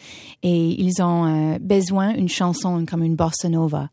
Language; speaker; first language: French; non-native, fluent; English